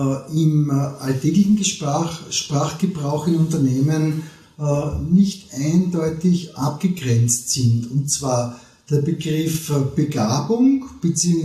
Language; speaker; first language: German; native; German